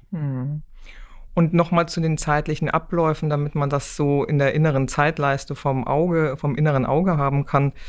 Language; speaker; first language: German; native; German